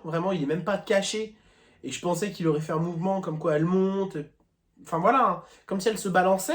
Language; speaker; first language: French; native; French